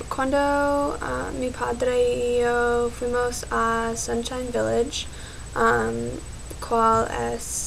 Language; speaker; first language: Spanish; non-native, learner; English